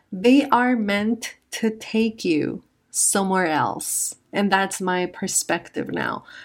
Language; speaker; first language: English; non-native, fluent; Spanish